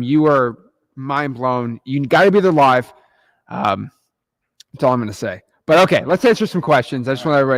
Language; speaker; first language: English; native; English